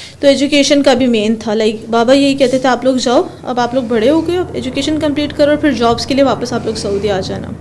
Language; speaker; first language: Urdu; early bilingual, heritage; Urdu